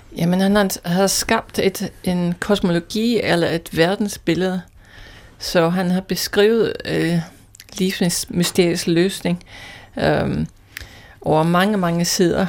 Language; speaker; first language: Danish; non-native, fluent; English